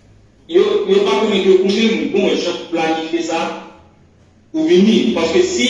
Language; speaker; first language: French; non-native, local second language; Haitian Creole